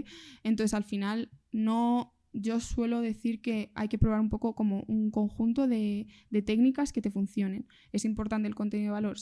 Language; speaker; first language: Spanish; native; Spanish